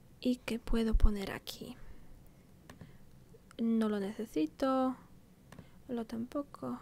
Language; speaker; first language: Spanish; non-native, fluent; Polish